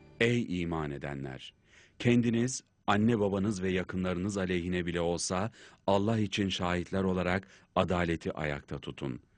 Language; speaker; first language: Turkish; native; Turkish